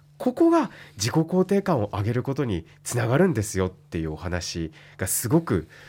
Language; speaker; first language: Japanese; native; Japanese